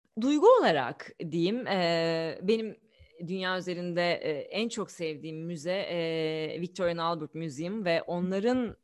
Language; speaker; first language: Turkish; native; Turkish